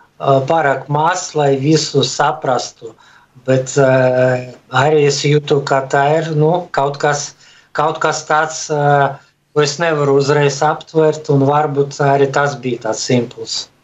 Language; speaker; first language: Latvian; early bilingual, other home language; Russian